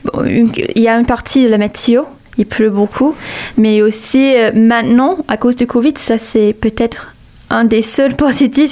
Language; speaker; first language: French; non-native, fluent; English